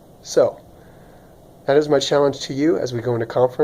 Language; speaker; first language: English; native; English